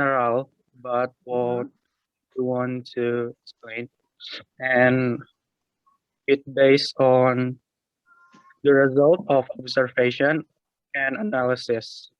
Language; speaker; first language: English; non-native, learner; Indonesian